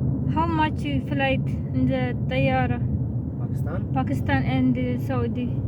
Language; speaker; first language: English; non-native, learner; Amharic